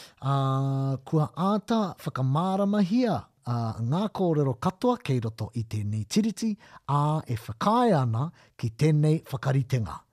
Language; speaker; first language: Māori; non-native, local second language; English